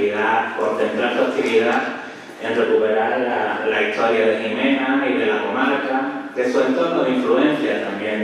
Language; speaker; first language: Spanish; native; Spanish